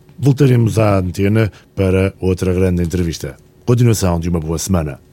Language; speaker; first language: Portuguese; native; Portuguese